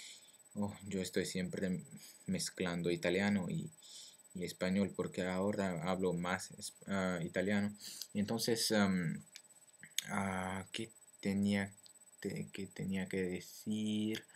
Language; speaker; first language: Spanish; non-native, learner; French